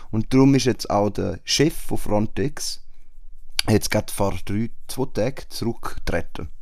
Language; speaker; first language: German; native; German